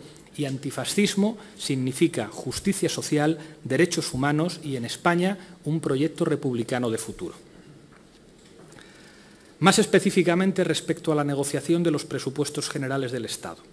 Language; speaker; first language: Spanish; native; Spanish